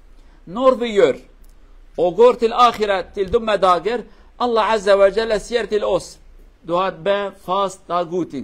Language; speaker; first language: Norwegian; non-native, learner; Kurdish